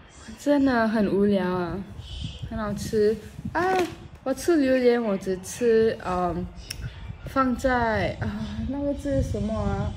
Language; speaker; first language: Chinese; non-native, local second language; English